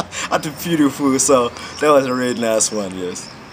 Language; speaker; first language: English; native; English